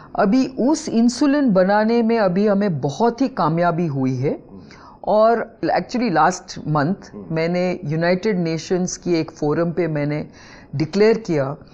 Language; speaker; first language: Hindi; non-native, local second language; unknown